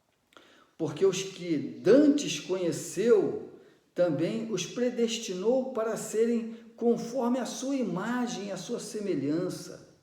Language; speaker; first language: Portuguese; native; Portuguese